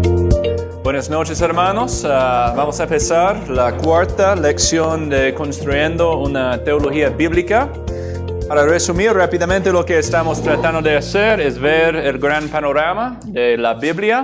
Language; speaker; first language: Spanish; non-native, fluent; English